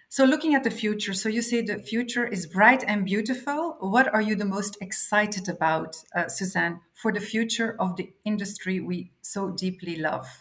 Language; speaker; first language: English; non-native, fluent; Dutch